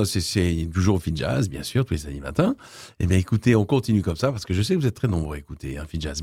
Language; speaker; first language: French; native; French